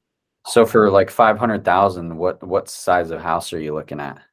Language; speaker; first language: English; native; English